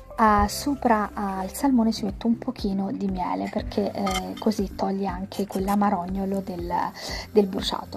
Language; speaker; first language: Italian; native; Italian